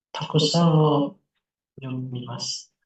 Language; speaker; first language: Japanese; non-native, learner; Indonesian